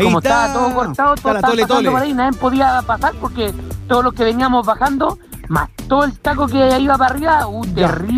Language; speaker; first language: Spanish; native; Spanish